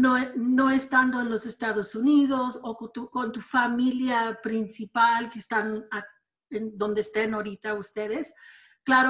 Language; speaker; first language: Spanish; early bilingual, other home language; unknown